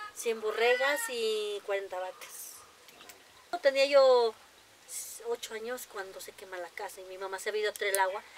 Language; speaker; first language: Spanish; native; Spanish